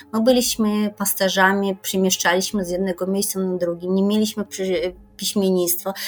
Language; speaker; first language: Polish; non-native, fluent; Kyrgyz